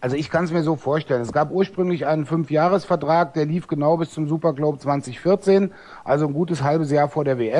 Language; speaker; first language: German; native; German